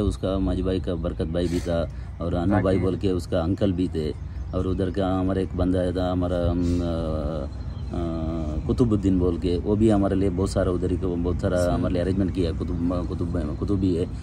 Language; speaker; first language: Hindi; non-native, local second language; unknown